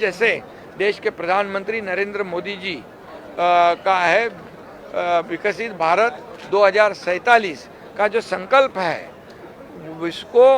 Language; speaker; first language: Hindi; non-native, local second language; Marathi